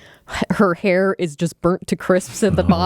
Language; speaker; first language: English; native; English